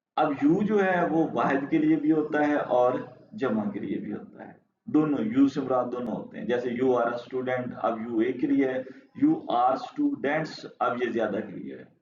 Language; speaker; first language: Urdu; non-native, local second language; Punjabi